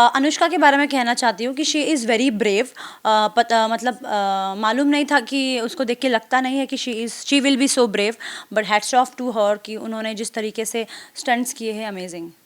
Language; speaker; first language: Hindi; non-native, local second language; Marathi